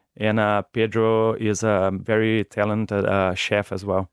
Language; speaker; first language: English; non-native, fluent; Portuguese